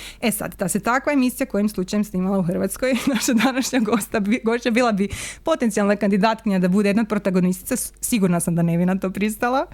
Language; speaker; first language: Croatian; native; Croatian